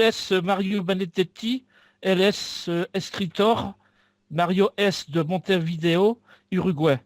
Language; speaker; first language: Spanish; non-native, learner; French